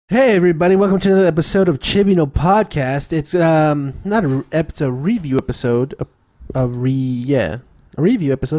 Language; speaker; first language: English; native; English